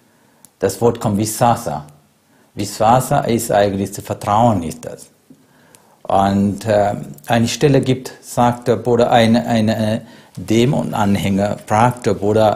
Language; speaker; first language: German; non-native, fluent; Sinhala